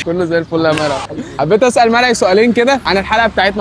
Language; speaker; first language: Arabic; native; Arabic